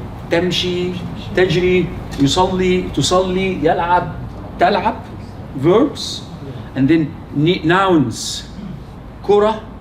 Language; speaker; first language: Arabic; non-native, fluent; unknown